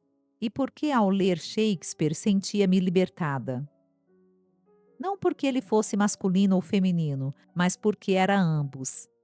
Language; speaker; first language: Portuguese; native; Portuguese